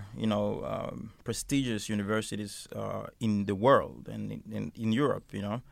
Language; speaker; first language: English; non-native, fluent; Finnish